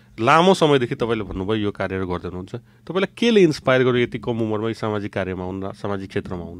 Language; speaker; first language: Nepali; non-native, local second language; Bhojpuri